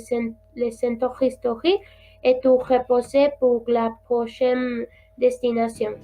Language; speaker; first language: French; non-native, learner; Spanish